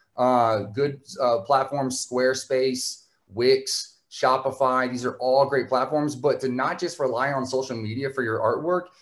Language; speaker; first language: English; native; English